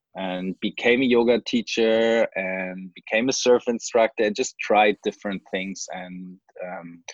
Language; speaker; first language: English; non-native, fluent; German